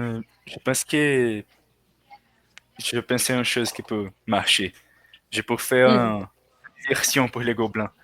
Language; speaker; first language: French; non-native, learner; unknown